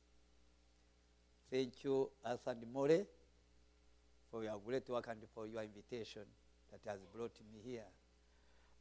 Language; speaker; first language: English; non-native, local second language; Kinyarwanda